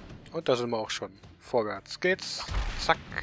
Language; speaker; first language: German; native; German